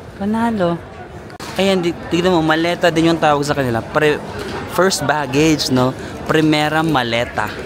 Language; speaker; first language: Filipino; non-native, local second language; Waray